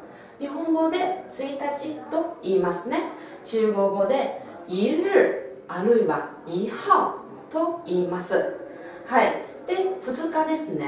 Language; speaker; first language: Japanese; non-native, local second language; Chinese